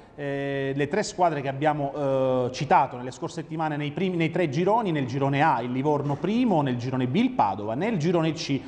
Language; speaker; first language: Italian; native; Italian